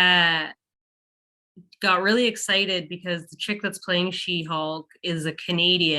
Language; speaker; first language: English; native; English